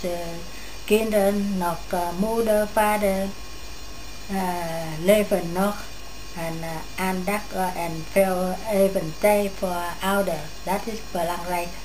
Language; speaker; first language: Dutch; non-native, learner; Vietnamese